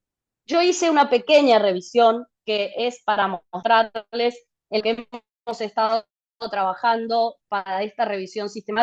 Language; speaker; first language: Spanish; native; Spanish